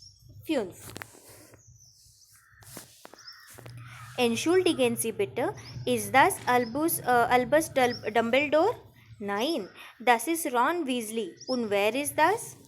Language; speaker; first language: German; non-native, fluent; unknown